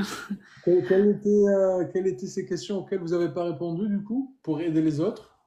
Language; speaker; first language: French; native; French